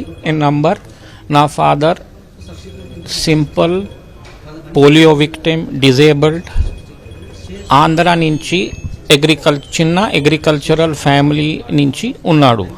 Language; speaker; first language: Telugu; early bilingual, heritage; Telugu